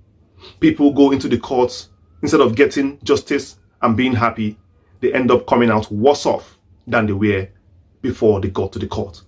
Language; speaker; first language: English; non-native, local second language; Igbo